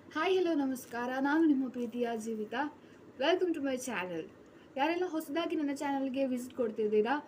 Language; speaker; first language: Kannada; non-native, local second language; Tulu